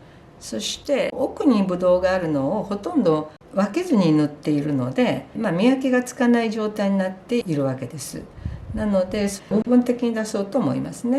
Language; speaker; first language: Japanese; native; Japanese